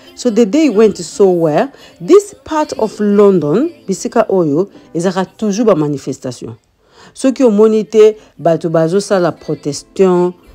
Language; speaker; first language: English; non-native, fluent; Lingala